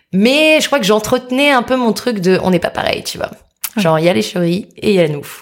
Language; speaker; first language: French; native; French